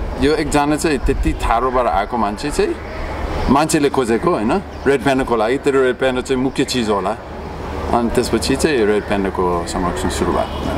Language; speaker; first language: Nepali; non-native, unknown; English